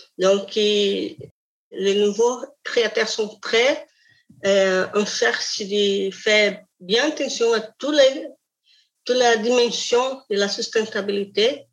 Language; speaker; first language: French; non-native, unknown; Portuguese